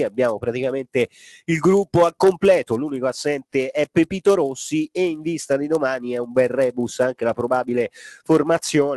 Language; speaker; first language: Italian; native; Italian